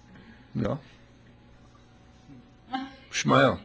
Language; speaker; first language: German; non-native, learner; English